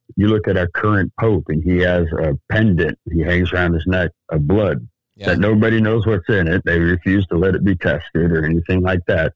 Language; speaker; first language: English; native; English